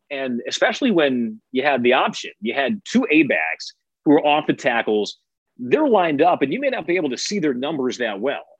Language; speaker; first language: English; native; English